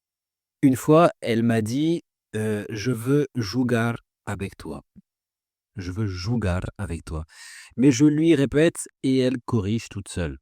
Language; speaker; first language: French; native; French